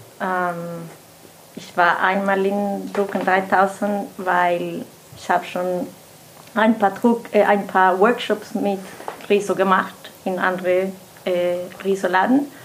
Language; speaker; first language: German; non-native, learner; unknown